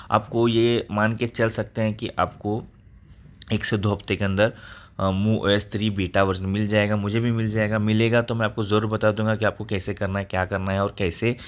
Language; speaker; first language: Hindi; native; Hindi